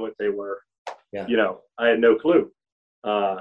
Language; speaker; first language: English; native; English